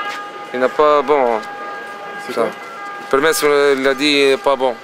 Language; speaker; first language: French; non-native, learner; Arabic